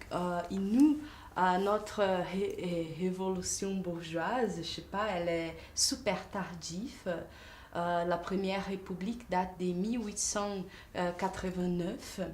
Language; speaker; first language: French; non-native, fluent; Portuguese